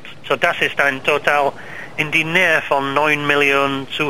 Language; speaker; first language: German; non-native, learner; English